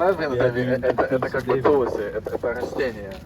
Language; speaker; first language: Russian; native; Russian